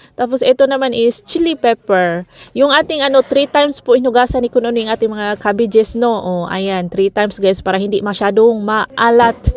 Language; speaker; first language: Filipino; non-native, local second language; Cebuano